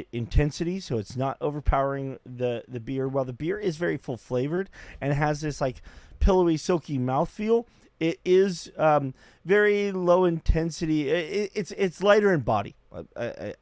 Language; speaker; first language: English; native; English